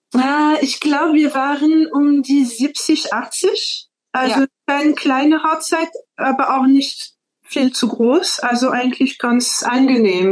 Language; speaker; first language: German; non-native, fluent; French